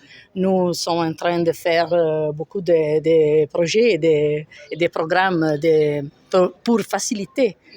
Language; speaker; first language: French; non-native, fluent; Italian